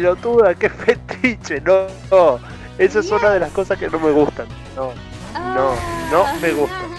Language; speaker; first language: Spanish; native; Spanish